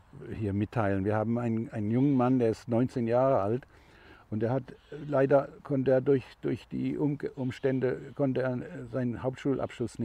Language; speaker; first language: German; non-native, fluent; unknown